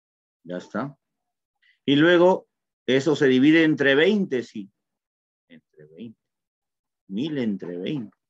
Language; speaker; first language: Spanish; native; Spanish